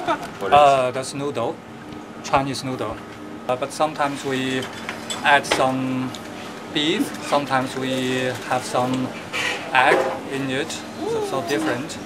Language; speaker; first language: English; non-native, fluent; Chinese